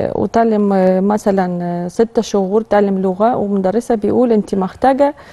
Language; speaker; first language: Arabic; non-native, learner; Russian